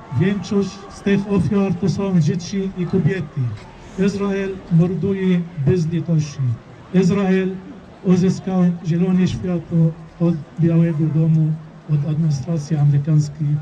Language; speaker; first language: Polish; non-native, fluent; Arabic